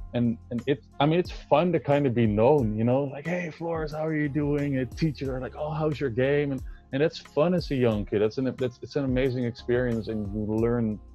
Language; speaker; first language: English; non-native, fluent; Dutch